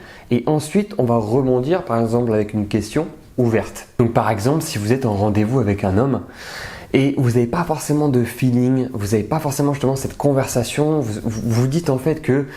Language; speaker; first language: French; native; French